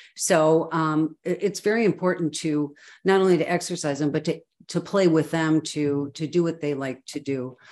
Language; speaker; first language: English; native; English